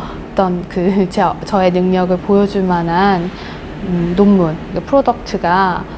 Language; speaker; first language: Korean; native; Korean